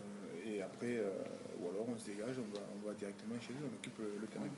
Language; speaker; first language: French; native; French